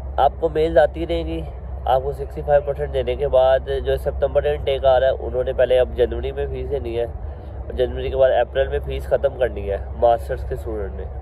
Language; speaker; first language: Urdu; non-native, local second language; Punjabi